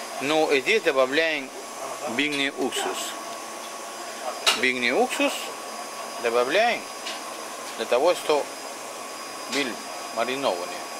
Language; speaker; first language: Russian; non-native, learner; Spanish